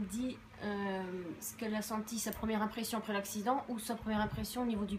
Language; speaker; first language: French; native; French